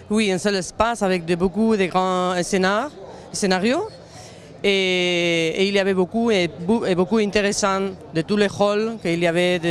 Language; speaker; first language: French; non-native, learner; Catalan